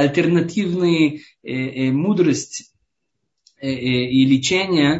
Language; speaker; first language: Russian; early bilingual, heritage; Hebrew